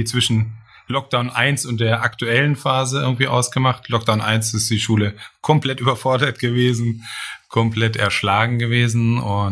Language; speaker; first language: German; native; German